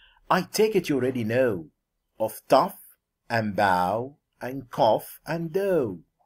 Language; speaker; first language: English; non-native, fluent; Arabic